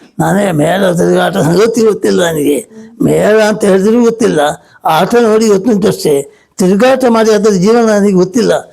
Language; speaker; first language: Kannada; native; Kannada